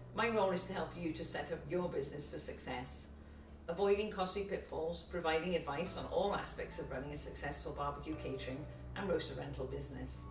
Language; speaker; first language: English; non-native, fluent; Spanish